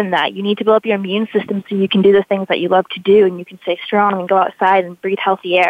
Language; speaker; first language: English; native; English